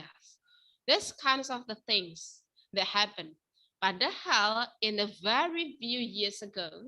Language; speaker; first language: English; non-native, fluent; Indonesian